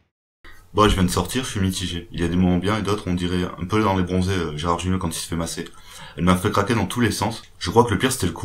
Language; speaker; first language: French; native; French